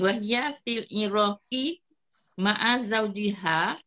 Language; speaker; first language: Arabic; non-native, learner; Malay